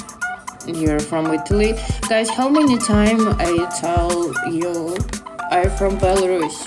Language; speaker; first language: English; non-native, learner; Russian